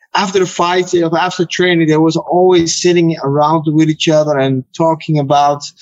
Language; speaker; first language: English; non-native, fluent; Dutch